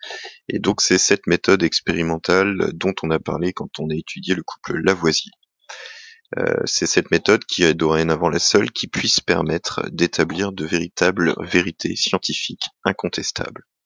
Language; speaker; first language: French; native; French